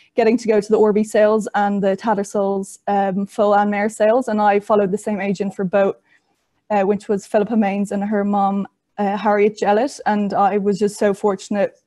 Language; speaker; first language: English; native; English